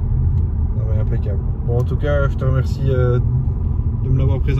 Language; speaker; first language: French; native; French